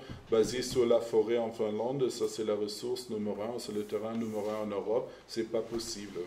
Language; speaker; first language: French; non-native, fluent; German